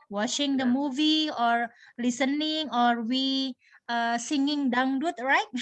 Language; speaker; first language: English; non-native, learner; Indonesian